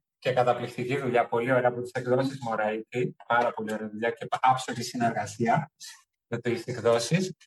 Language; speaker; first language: Greek; early bilingual, heritage; Greek